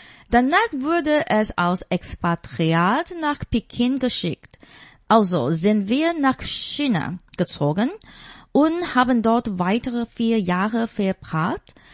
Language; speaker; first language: German; non-native, fluent; Chinese